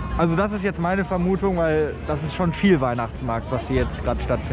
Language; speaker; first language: German; native; German